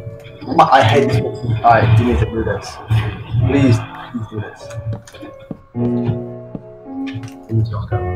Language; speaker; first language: English; native; English